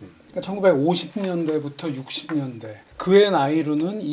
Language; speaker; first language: Korean; native; Korean